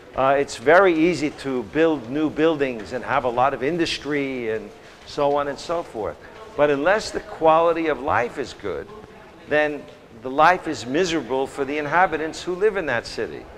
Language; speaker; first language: English; native; English